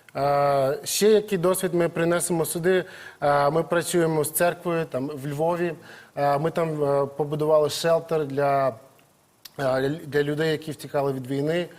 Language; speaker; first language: Ukrainian; native; Ukrainian